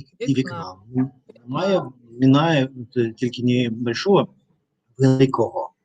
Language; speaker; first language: Ukrainian; non-native, learner; Russian